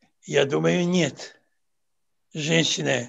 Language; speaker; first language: Russian; non-native, fluent; Serbian